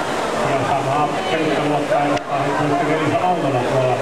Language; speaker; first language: Finnish; native; Finnish